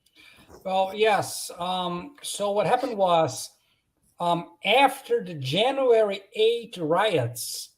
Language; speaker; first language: English; non-native, fluent; Portuguese